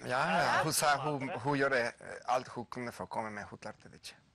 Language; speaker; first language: Norwegian; non-native, fluent; Spanish